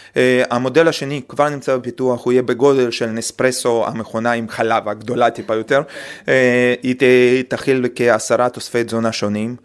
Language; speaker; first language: Hebrew; non-native, fluent; Russian